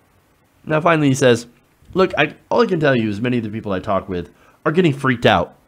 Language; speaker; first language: English; native; English